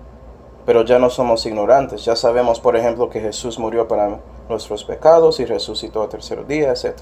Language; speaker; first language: Spanish; non-native, fluent; English